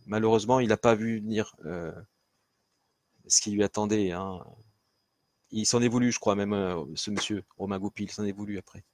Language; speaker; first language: French; native; French